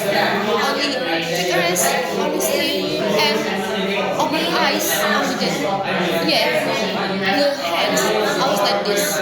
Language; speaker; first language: English; non-native, learner; Indonesian